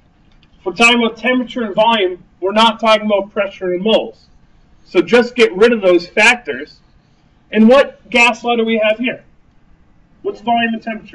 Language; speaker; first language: English; native; English